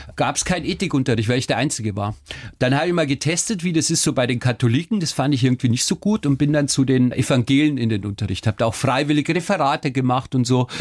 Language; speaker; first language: German; early bilingual, other home language; Turkish